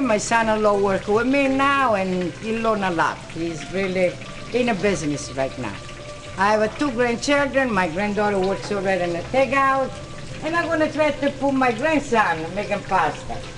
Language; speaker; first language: English; non-native, fluent; Italian